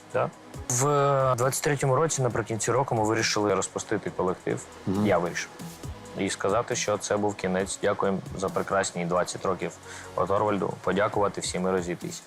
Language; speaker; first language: Ukrainian; non-native, local second language; Russian